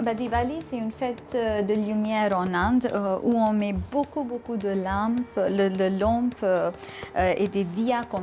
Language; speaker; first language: French; non-native, fluent; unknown